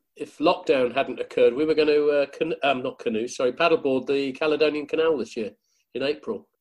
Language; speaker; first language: English; native; English